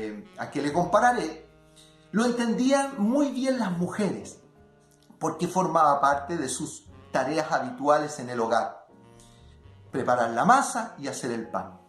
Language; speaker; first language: Spanish; native; Spanish